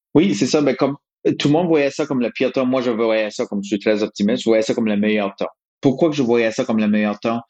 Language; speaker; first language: French; native; French